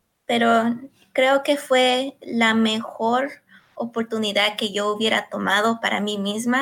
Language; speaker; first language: Spanish; early bilingual, heritage; Spanish